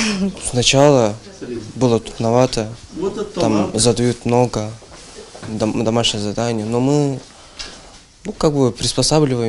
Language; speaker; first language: Russian; non-native, local second language; Tuvinian